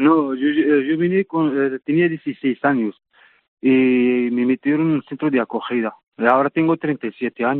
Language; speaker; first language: Spanish; non-native, fluent; Arabic